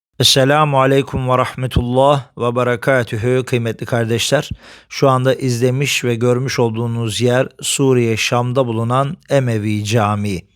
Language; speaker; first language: Turkish; native; Turkish